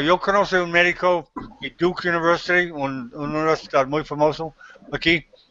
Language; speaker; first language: Spanish; non-native, learner; English